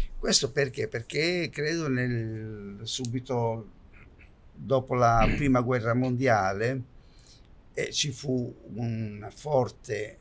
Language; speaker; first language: Italian; native; Italian